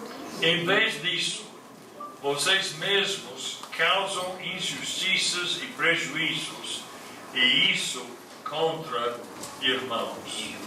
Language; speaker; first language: Portuguese; non-native, fluent; English